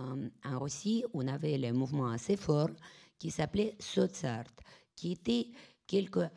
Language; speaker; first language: French; non-native, fluent; Russian